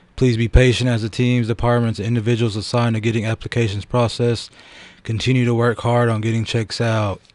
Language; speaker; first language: English; native; English